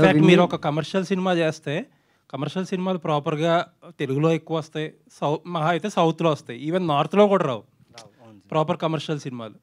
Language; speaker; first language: Telugu; native; Telugu